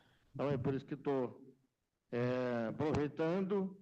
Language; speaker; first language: Portuguese; non-native, local second language; Yanomámi